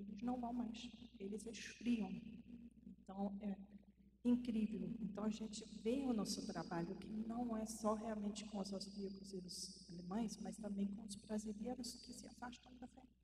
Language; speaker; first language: Portuguese; non-native, fluent; German